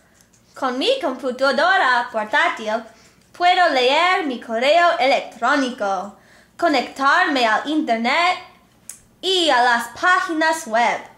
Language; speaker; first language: Spanish; non-native, learner; English